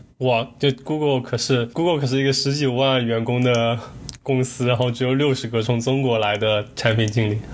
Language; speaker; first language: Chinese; native; Chinese